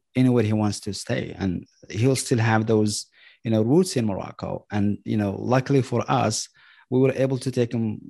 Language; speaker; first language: English; non-native, fluent; Arabic